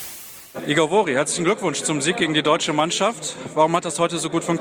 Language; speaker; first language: German; native; German